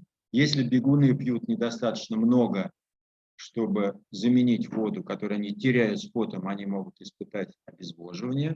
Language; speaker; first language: Russian; native; Russian